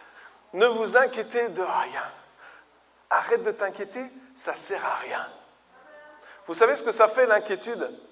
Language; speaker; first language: French; native; French